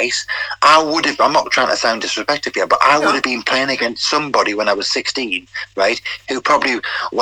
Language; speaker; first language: English; native; English